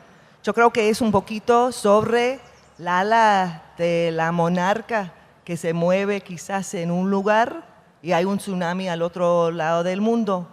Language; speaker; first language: Spanish; non-native, fluent; English